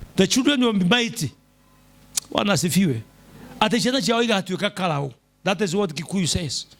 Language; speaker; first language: English; non-native, local second language; Swahili